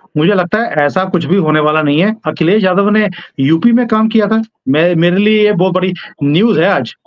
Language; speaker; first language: Hindi; native; Hindi